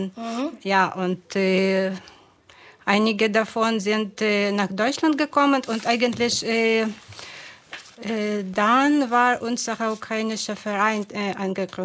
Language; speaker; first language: German; non-native, fluent; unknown